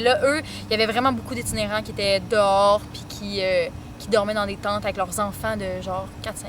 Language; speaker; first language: French; native; French